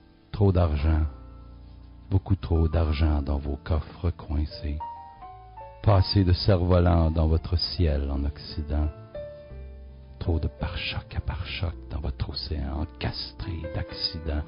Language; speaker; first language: French; native; French